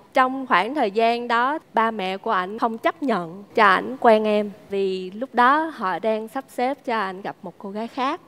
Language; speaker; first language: Vietnamese; native; Vietnamese